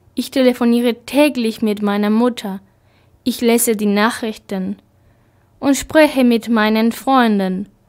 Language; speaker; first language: German; non-native, fluent; Spanish